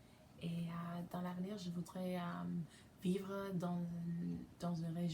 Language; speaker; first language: French; non-native, learner; English